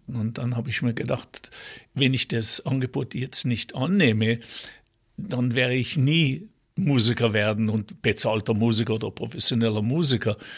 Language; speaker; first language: German; non-native, local second language; Ladin